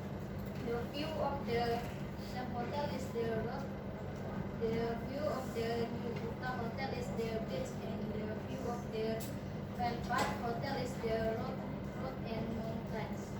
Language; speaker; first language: English; non-native, learner; Indonesian